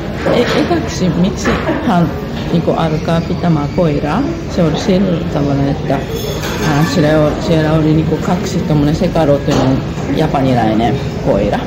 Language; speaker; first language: Finnish; non-native, fluent; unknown